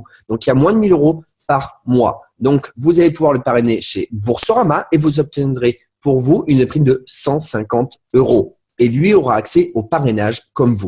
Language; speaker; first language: French; native; French